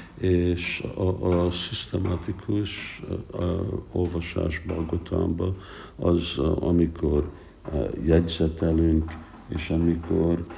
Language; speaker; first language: Hungarian; early bilingual, heritage; Hungarian